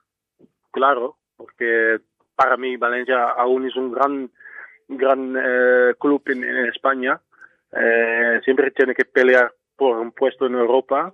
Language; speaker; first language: Spanish; non-native, fluent; Dutch